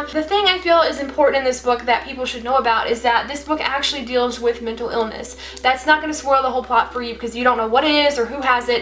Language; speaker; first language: English; native; English